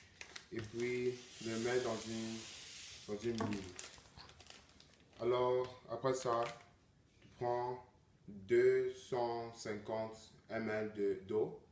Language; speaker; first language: French; non-native, learner; English